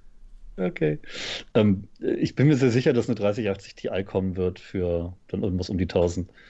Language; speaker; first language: German; native; German